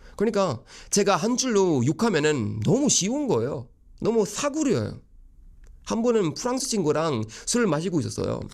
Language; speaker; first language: Korean; non-native, fluent; Swedish